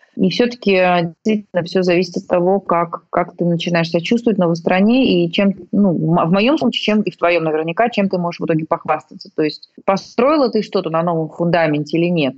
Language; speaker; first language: Russian; native; Russian